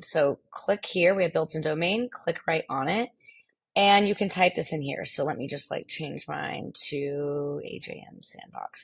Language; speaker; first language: English; native; English